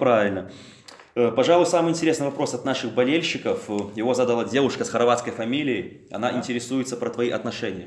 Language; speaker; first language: Russian; native; Russian